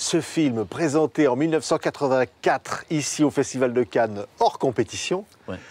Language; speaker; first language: French; native; French